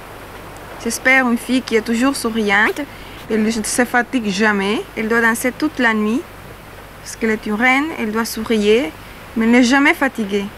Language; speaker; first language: French; non-native, fluent; Spanish